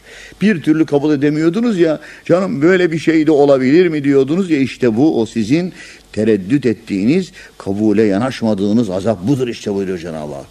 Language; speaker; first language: Turkish; native; Turkish